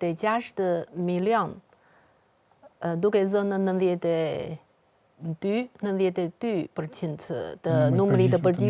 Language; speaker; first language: Albanian; non-native, fluent; Chinese